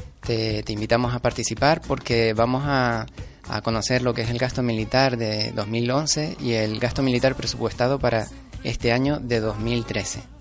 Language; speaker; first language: Spanish; native; Spanish